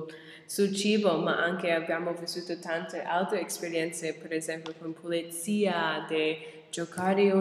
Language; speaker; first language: Italian; non-native, learner; English